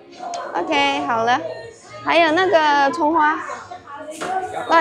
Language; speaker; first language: Chinese; non-native, fluent; Indonesian